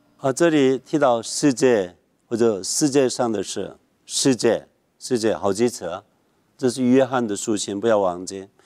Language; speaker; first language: Chinese; non-native, fluent; Korean